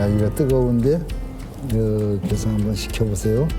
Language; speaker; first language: Korean; native; Korean